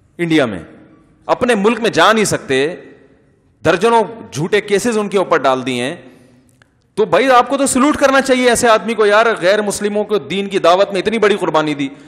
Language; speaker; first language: Urdu; native; Urdu